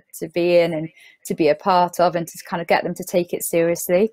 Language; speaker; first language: English; native; English